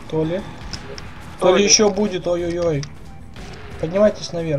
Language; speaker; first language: Russian; native; Russian